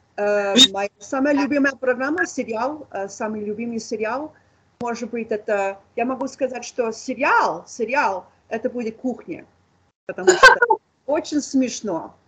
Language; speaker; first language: Russian; non-native, fluent; English